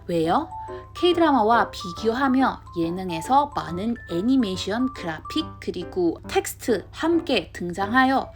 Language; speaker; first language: Korean; non-native, learner; Indonesian